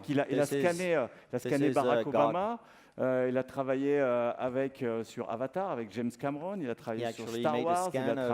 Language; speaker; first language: French; native; French